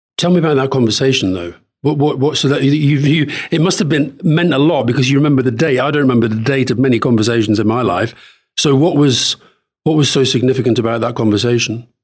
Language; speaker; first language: English; native; English